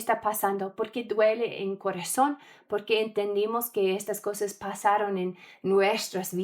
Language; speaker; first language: Spanish; non-native, learner; English